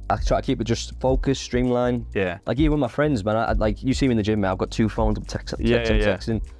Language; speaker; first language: English; native; English